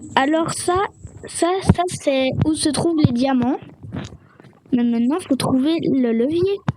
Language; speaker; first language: French; native; French